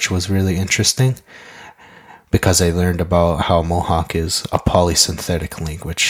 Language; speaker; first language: English; non-native, fluent; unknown